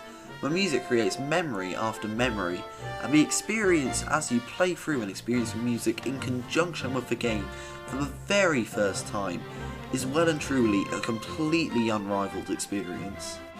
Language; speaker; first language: English; native; English